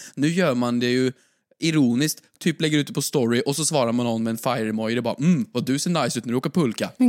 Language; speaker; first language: Swedish; native; Swedish